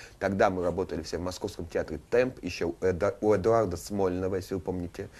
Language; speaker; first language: Russian; native; Russian